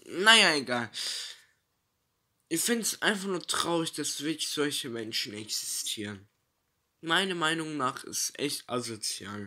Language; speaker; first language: German; early bilingual, other home language; Turkish